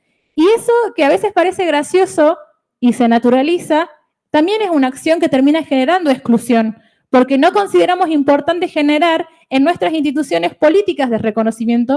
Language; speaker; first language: Spanish; native; Spanish